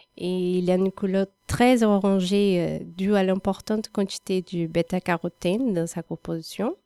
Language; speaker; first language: French; non-native, learner; Portuguese